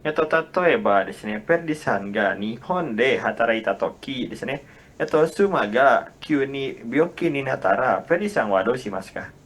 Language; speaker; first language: Japanese; non-native, fluent; Indonesian